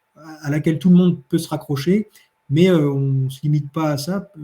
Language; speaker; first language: French; native; French